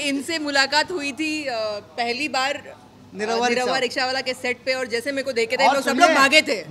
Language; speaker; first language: Hindi; native; Hindi